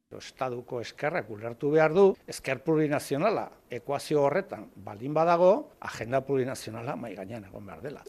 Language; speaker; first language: Basque; non-native, local second language; Spanish